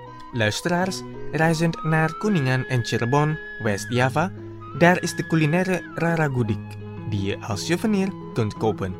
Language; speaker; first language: Dutch; non-native, fluent; Indonesian